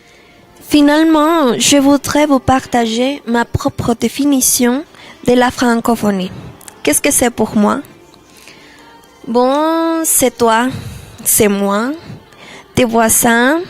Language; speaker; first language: French; non-native, learner; Spanish